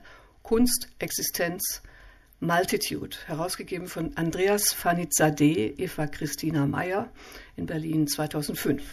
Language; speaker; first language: German; native; German